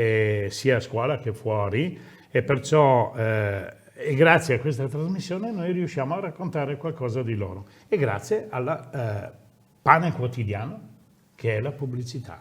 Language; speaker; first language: Italian; native; Italian